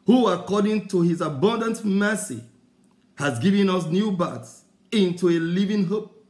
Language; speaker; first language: English; non-native, local second language; Yoruba